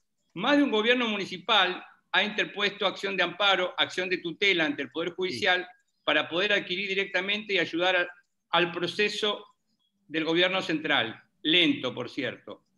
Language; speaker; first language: Spanish; native; Spanish